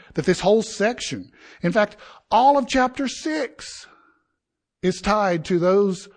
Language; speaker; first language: English; native; English